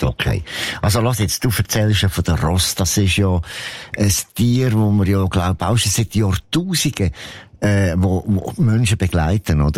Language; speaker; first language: German; native; German